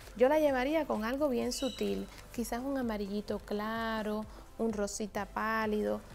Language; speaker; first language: Spanish; native; Spanish